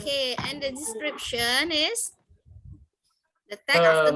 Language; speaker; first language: English; non-native, fluent; Indonesian